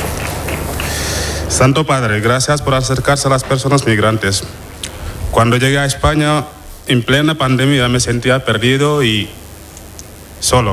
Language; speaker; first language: Spanish; non-native, fluent; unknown